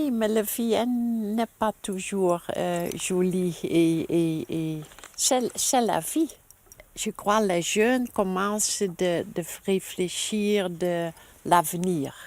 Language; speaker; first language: French; non-native, learner; Dutch